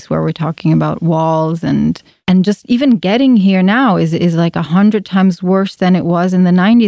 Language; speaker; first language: English; non-native, fluent; Italian